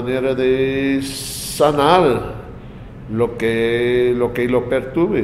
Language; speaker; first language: Spanish; non-native, fluent; English